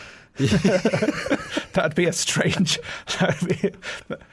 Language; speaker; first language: English; native; English